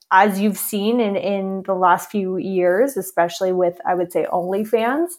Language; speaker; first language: English; native; English